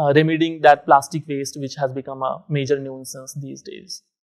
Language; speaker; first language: English; non-native, local second language; Hindi